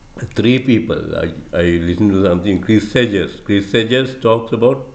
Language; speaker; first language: English; non-native, local second language; Sinhala